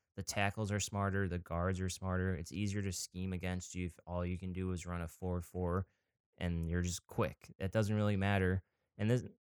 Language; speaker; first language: English; native; English